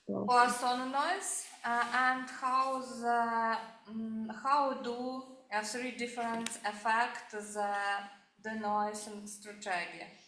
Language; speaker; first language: English; non-native, learner; Ukrainian